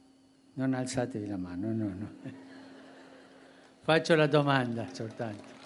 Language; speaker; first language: Italian; non-native, fluent; Spanish